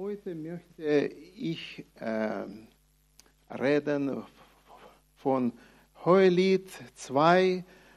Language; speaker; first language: German; non-native, fluent; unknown